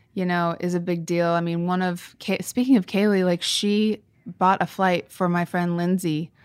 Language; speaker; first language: English; native; English